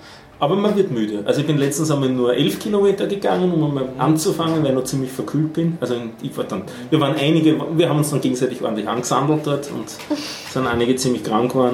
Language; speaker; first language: German; native; German